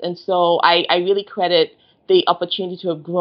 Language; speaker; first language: English; non-native, local second language; Yoruba